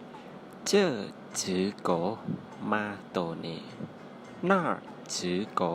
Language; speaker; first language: Chinese; non-native, fluent; Lao